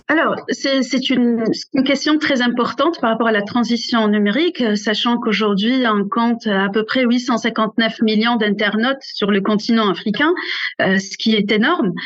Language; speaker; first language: French; non-native, local second language; Arabic